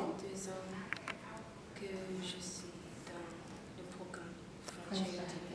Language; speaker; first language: French; early bilingual, heritage; French